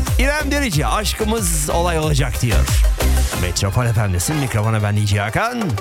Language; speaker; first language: Turkish; early bilingual, heritage; Turkish